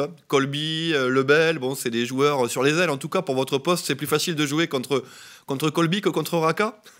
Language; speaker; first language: French; native; French